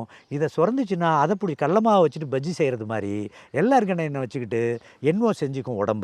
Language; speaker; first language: Tamil; native; Tamil